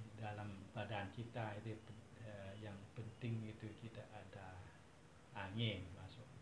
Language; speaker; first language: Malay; non-native, fluent; Thai